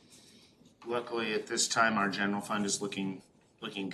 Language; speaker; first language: English; native; English